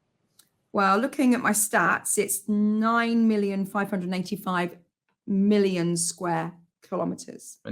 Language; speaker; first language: English; native; English